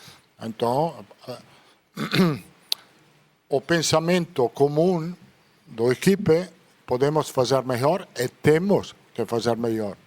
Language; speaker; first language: Portuguese; non-native, learner; Italian